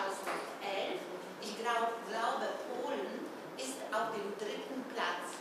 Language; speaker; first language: German; non-native, fluent; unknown